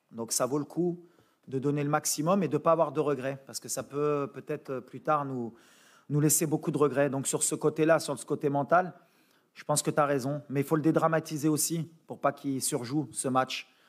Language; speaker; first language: French; early bilingual, other home language; Arabic